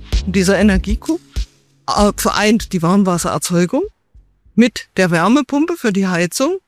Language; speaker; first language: German; native; German